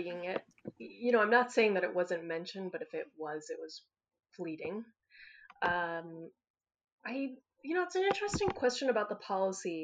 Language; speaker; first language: English; native; English